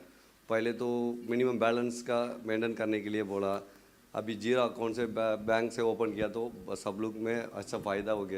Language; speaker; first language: Hindi; non-native, local second language; Tamil